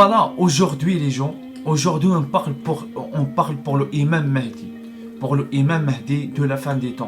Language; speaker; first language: French; non-native, learner; Arabic